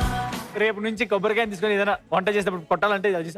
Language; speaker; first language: Telugu; native; Telugu